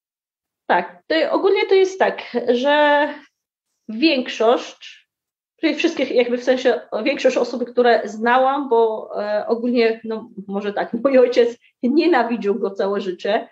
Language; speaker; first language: Polish; early bilingual, heritage; Arabic